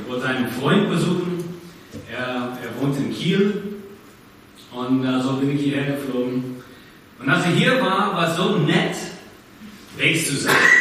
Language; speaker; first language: German; non-native, fluent; English